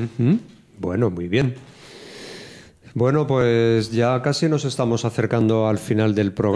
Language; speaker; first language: Spanish; native; Spanish